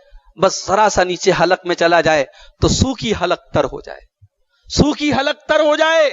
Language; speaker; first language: Urdu; native; Urdu